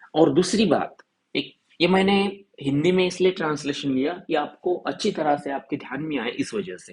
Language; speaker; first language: Hindi; non-native, local second language; Marathi